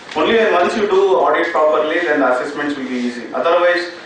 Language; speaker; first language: English; non-native, local second language; Kannada